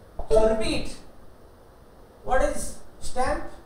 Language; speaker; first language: English; non-native, local second language; Hindi